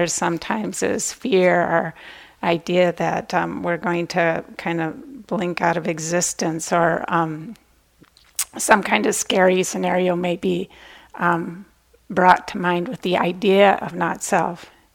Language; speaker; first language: English; native; English